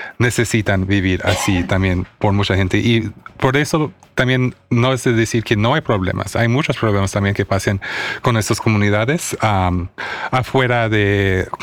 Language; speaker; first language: Spanish; early bilingual, heritage; Spanish